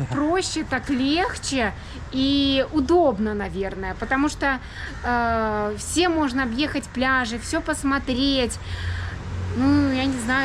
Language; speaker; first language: Russian; native; Russian